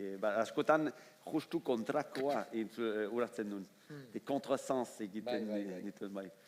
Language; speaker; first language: Basque; non-native, fluent; French